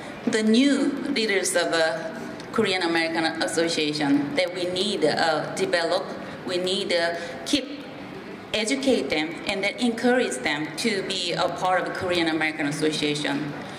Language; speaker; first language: English; non-native, fluent; Korean